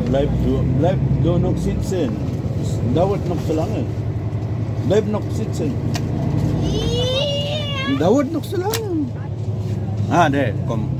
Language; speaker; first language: German; non-native, learner; Filipino